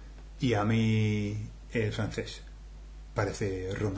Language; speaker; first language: Spanish; non-native, fluent; English